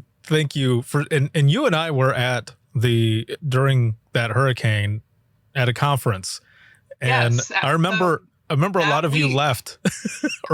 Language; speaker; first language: English; native; English